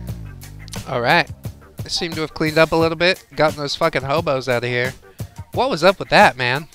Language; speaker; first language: English; native; English